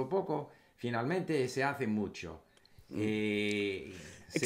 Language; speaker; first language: Spanish; non-native, fluent; English